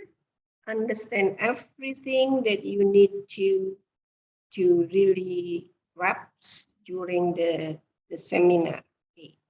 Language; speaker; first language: English; non-native, fluent; Indonesian